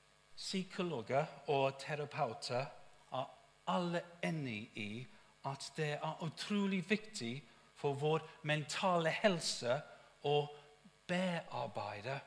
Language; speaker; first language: Norwegian; non-native, fluent; English